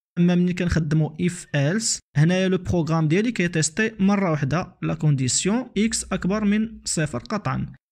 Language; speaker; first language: Arabic; native; Arabic